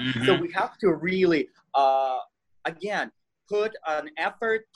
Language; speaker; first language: English; non-native, fluent; Russian